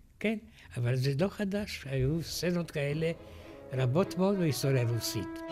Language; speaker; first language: Hebrew; non-native, fluent; Romanian